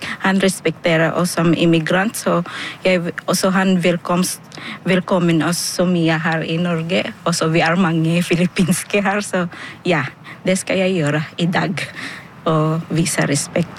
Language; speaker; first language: Norwegian; non-native, learner; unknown